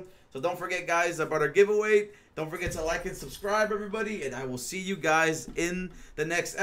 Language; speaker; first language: English; native; English